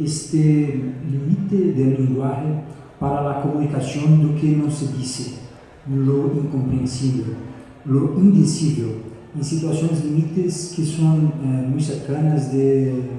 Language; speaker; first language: Spanish; non-native, fluent; Portuguese